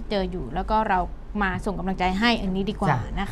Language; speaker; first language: Thai; native; Thai